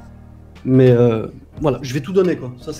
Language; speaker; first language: French; native; French